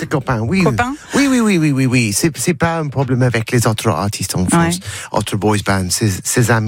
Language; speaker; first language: French; non-native, learner; English